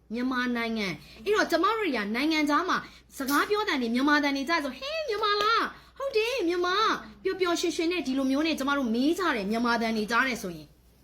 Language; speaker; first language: Burmese; non-native, local second language; S'gaw Karen